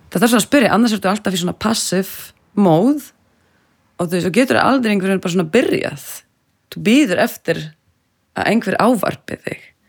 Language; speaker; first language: Icelandic; non-native, fluent; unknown